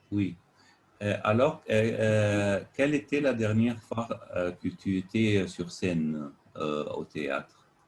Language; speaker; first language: French; non-native, fluent; Arabic